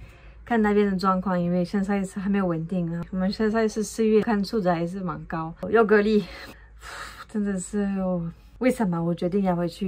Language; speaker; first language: Chinese; non-native, fluent; French